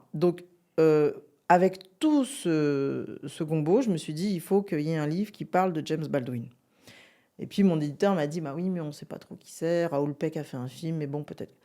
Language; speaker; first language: French; native; French